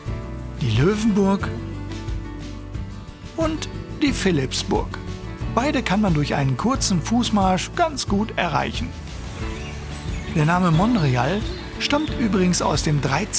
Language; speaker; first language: German; native; German